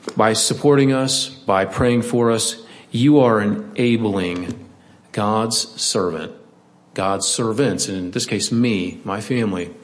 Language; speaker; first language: English; native; English